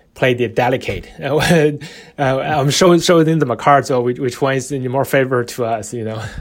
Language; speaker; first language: English; non-native, fluent; Chinese